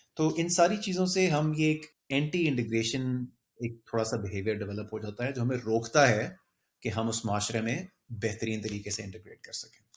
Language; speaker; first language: Urdu; native; Urdu